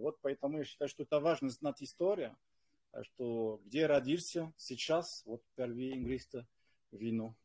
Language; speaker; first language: Russian; non-native, fluent; French